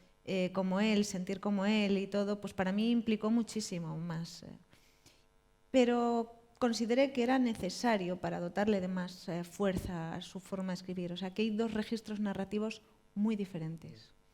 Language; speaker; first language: Spanish; native; Spanish